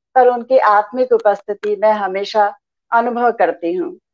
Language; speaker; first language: Hindi; native; Hindi